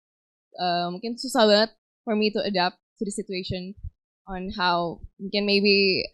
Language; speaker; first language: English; non-native, fluent; Indonesian